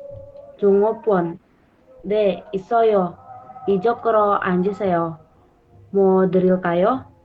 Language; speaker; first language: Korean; non-native, learner; Indonesian